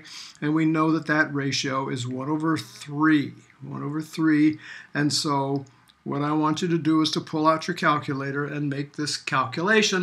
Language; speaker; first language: English; native; English